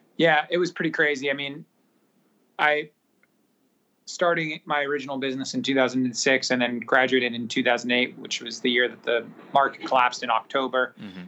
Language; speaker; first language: English; native; English